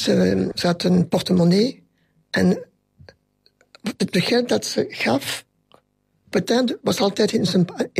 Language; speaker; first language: Dutch; non-native, local second language; French